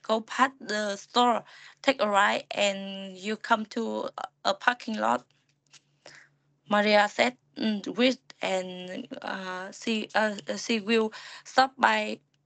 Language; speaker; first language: English; non-native, learner; Vietnamese